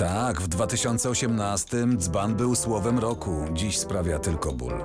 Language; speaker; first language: Polish; native; Polish